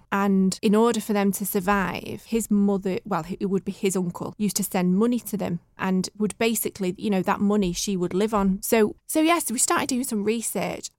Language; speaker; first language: English; native; English